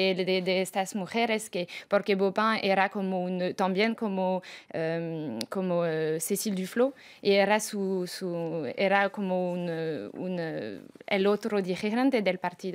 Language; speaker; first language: Spanish; non-native, fluent; French